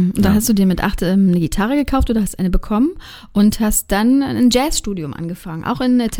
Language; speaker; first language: German; native; German